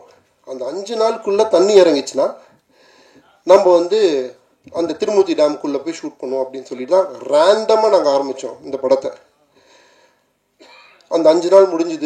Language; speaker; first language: Tamil; native; Tamil